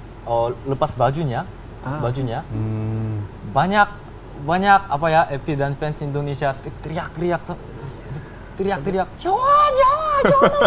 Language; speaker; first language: Indonesian; early bilingual, heritage; Indonesian